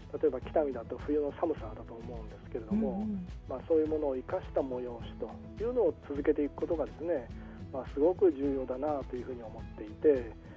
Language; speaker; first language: Japanese; native; Japanese